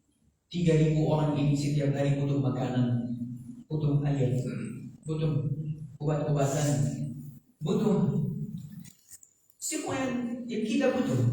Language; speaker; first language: Indonesian; non-native, fluent; Arabic